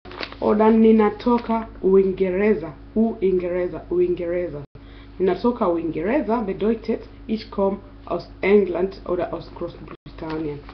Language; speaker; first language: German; non-native, fluent; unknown